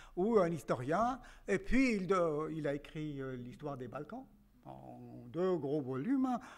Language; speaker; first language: French; non-native, local second language; Armenian